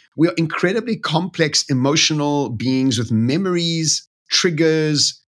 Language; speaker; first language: English; native; English